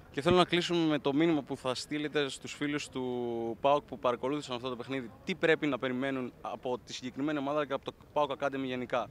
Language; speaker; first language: Greek; native; Greek